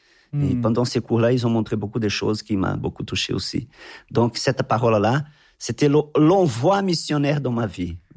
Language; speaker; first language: French; non-native, fluent; Portuguese